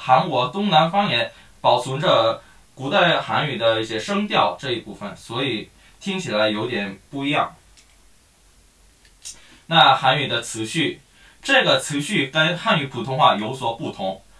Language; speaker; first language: Chinese; non-native, fluent; Korean